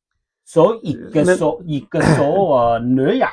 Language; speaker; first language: Norwegian; non-native, learner; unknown